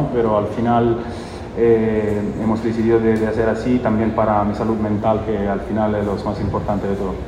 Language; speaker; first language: Spanish; non-native, fluent; Italian